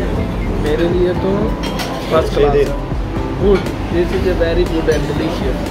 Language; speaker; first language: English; non-native, learner; Hindi